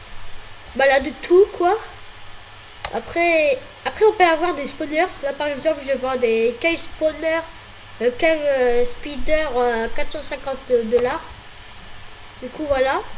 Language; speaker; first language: French; native; French